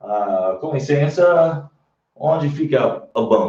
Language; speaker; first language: Portuguese; non-native, fluent; English